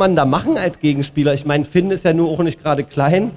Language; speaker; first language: German; native; German